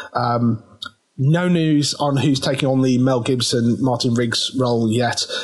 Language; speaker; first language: English; native; English